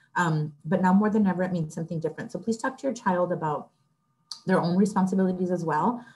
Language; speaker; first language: English; early bilingual, other home language; Spanish